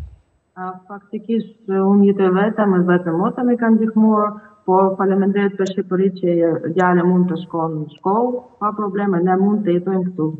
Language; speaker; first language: Albanian; non-native, learner; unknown